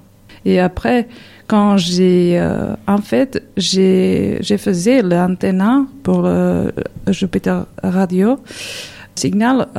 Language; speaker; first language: French; non-native, learner; Serbian